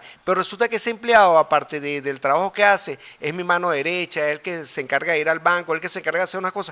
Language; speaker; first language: Spanish; native; Spanish